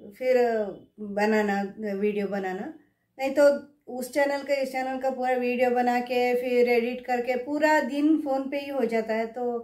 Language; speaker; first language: Hindi; non-native, local second language; Kannada